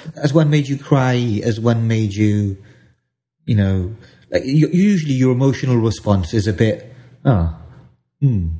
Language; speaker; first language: English; native; English